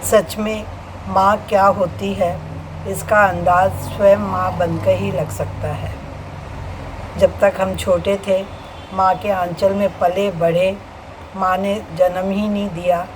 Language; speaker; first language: Hindi; native; Hindi